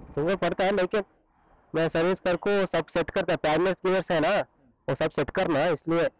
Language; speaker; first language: Hindi; non-native, local second language; Telugu